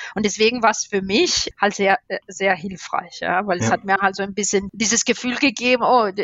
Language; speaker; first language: German; non-native, fluent; Spanish